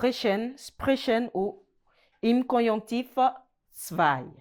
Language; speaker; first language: German; non-native, fluent; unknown